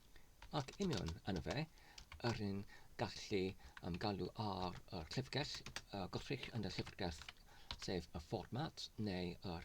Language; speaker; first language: Welsh; non-native, learner; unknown